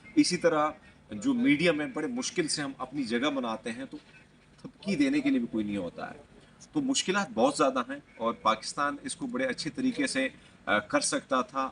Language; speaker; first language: Urdu; non-native, local second language; Pashto